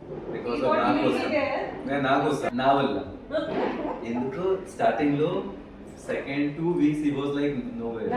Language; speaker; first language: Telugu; non-native, learner; Hindi